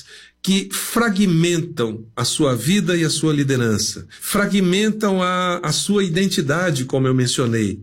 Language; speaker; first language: Portuguese; native; Portuguese